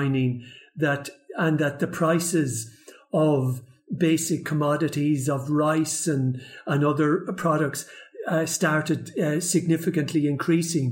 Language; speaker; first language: English; native; English